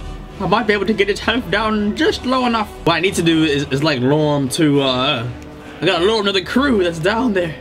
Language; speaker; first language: English; native; English